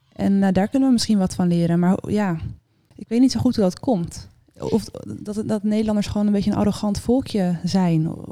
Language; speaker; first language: Dutch; native; Dutch